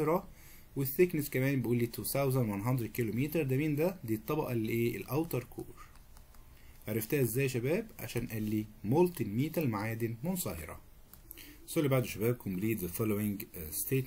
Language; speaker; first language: Arabic; native; Arabic